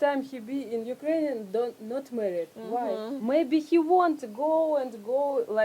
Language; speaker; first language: English; non-native, learner; Russian